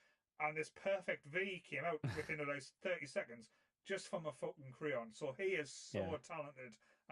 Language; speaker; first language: English; native; English